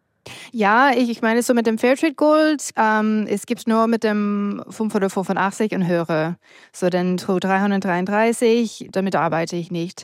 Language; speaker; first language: German; non-native, fluent; English